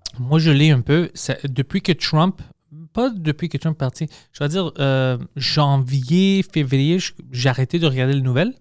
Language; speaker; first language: French; early bilingual, other home language; English